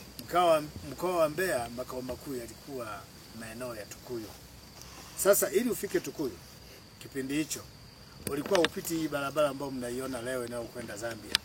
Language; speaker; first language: Swahili; non-native, local second language; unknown